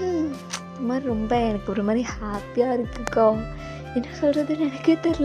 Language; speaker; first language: Tamil; native; Tamil